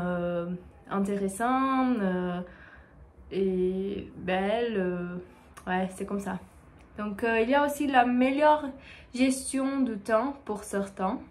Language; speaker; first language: French; non-native, learner; Portuguese